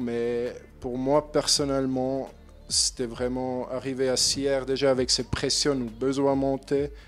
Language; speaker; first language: French; non-native, learner; German